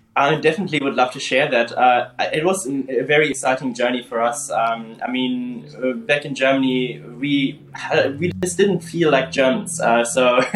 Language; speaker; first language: English; early bilingual, other home language; German